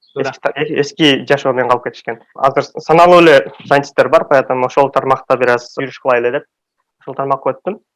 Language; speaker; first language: Kyrgyz; native; Kyrgyz